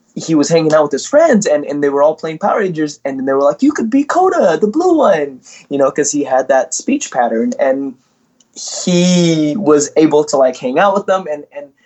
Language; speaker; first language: English; early bilingual, other home language; Indonesian